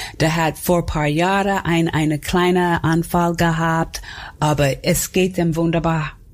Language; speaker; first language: German; non-native, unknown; English